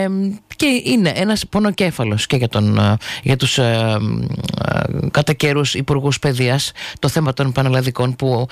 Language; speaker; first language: Greek; native; Greek